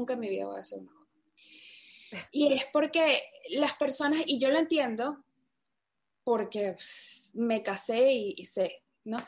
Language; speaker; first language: Spanish; native; Spanish